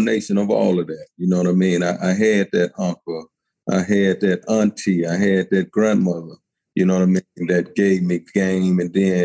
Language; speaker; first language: English; native; English